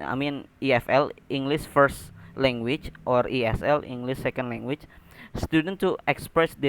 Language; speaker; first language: English; non-native, learner; Indonesian